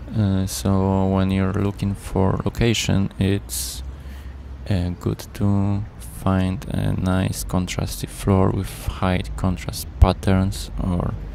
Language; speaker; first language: English; non-native, fluent; Polish